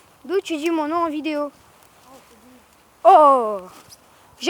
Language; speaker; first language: French; native; French